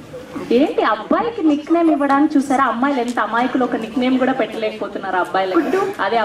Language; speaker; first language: Telugu; native; Telugu